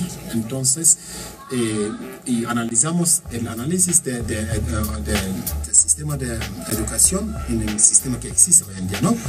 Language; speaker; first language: Spanish; non-native, learner; Kurdish